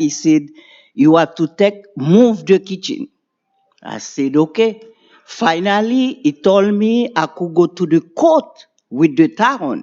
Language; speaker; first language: English; non-native, learner; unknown